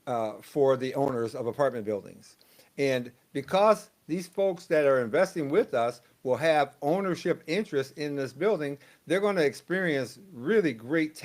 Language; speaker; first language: English; native; English